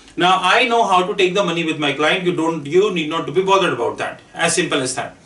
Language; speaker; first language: English; non-native, local second language; Hindi